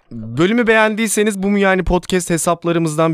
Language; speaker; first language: Turkish; native; Turkish